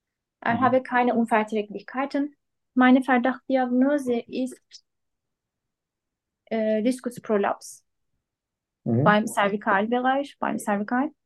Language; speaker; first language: German; non-native, learner; Turkish